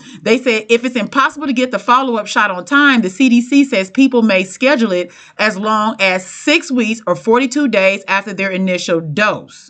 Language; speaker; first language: English; native; English